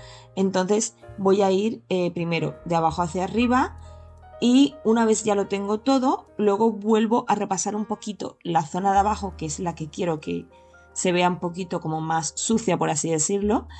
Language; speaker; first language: Spanish; native; Spanish